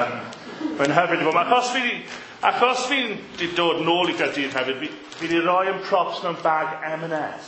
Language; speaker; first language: Welsh; native; Welsh